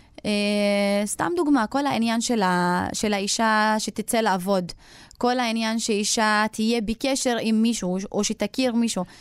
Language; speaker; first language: Hebrew; non-native, local second language; Arabic